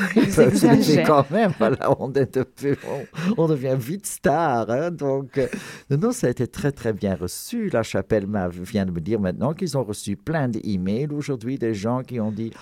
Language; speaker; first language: French; non-native, fluent; Dutch